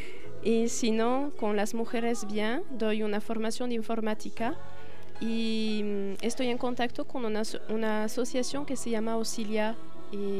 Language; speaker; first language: Spanish; non-native, fluent; French